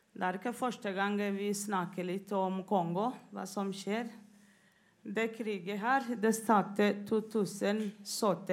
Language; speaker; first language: Norwegian; non-native, learner; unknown